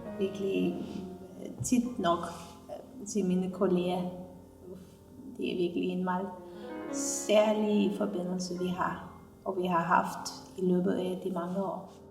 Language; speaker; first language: Danish; non-native, fluent; Armenian